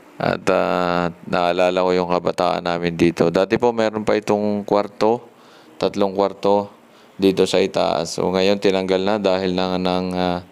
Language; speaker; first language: Filipino; native; Filipino